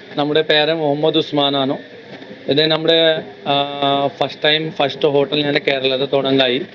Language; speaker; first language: Malayalam; non-native, local second language; Hindi